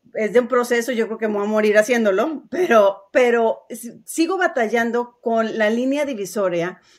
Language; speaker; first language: Spanish; native; Spanish